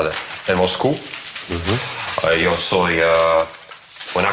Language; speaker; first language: Spanish; non-native, learner; Russian